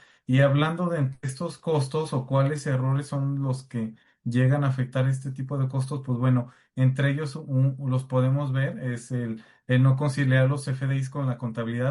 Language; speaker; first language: Spanish; native; Spanish